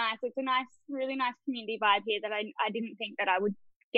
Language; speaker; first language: English; native; English